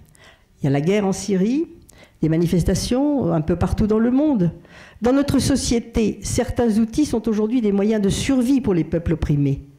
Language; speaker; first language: French; native; French